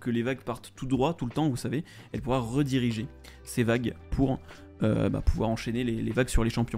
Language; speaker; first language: French; native; French